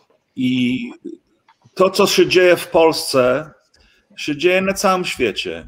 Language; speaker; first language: Polish; early bilingual, heritage; English